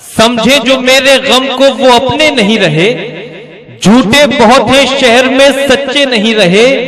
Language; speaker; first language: Urdu; native; Urdu